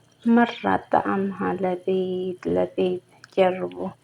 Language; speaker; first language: Arabic; non-native, learner; Amharic